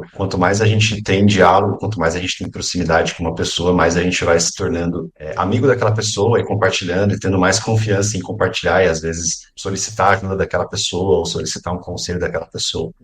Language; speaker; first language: Portuguese; native; Portuguese